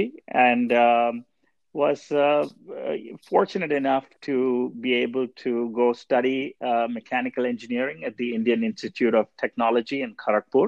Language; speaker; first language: English; non-native, local second language; Tamil